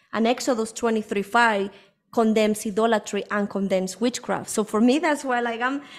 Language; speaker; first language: English; early bilingual, other home language; Spanish